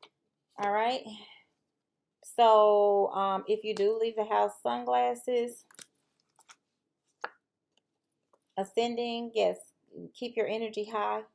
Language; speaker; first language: English; native; English